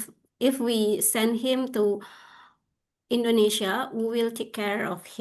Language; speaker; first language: English; non-native, learner; Indonesian